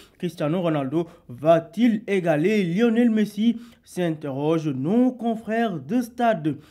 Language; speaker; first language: French; non-native, local second language; Wolof